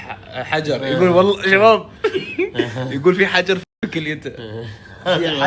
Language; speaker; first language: Arabic; native; Arabic